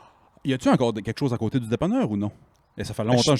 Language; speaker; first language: French; native; French